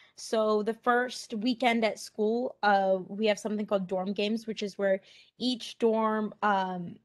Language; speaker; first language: English; native; English